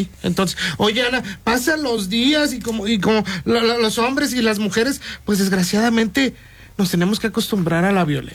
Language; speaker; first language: Spanish; native; Spanish